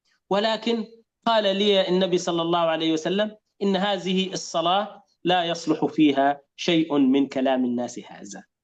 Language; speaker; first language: Arabic; native; Arabic